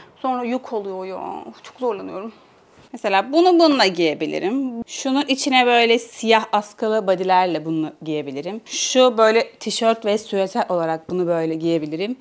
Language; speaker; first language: Turkish; native; Turkish